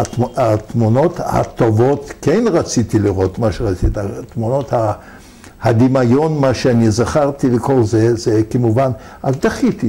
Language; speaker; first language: Hebrew; non-native, fluent; Yiddish